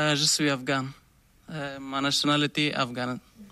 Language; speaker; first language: French; non-native, learner; Persian